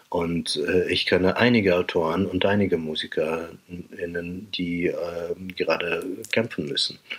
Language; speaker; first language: German; non-native, fluent; Russian